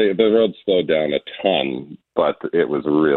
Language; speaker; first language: English; native; English